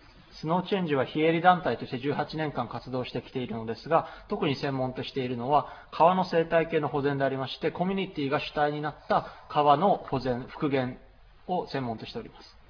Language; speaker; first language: Japanese; native; Japanese